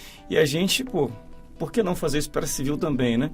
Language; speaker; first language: Portuguese; native; Portuguese